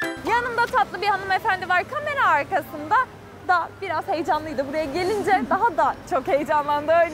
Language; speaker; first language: Turkish; native; Turkish